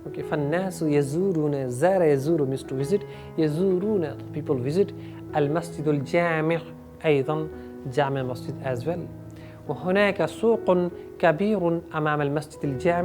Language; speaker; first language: Arabic; non-native, fluent; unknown